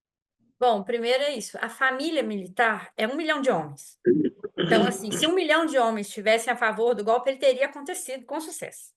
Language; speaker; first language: Portuguese; native; Portuguese